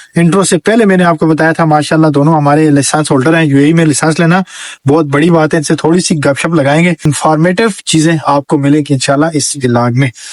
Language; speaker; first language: Urdu; non-native, local second language; Punjabi